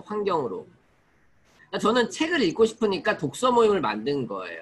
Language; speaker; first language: Korean; native; Korean